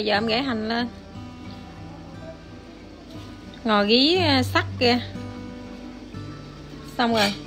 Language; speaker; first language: Vietnamese; native; Vietnamese